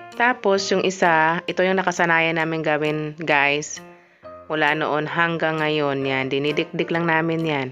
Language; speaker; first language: Filipino; non-native, local second language; Cebuano